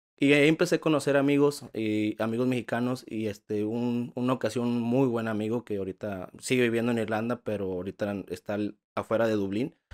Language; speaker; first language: Spanish; native; Spanish